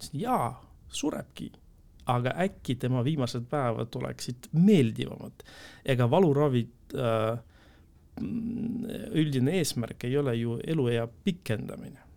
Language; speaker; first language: Estonian; non-native, local second language; Russian